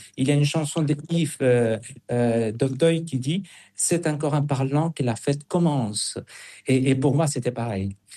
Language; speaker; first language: French; non-native, fluent; Spanish